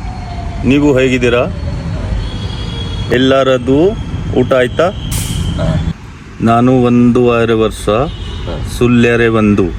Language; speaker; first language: Kannada; non-native, learner; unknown